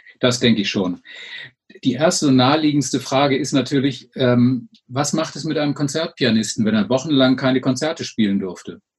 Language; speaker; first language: German; native; German